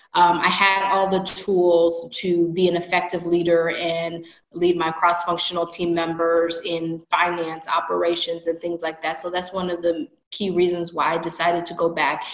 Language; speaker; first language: English; native; English